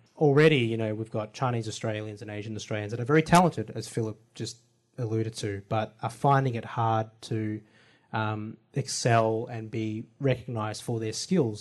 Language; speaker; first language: English; native; English